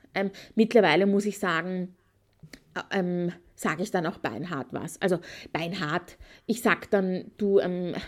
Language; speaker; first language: German; native; German